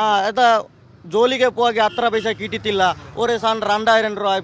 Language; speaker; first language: Malayalam; non-native, local second language; Assamese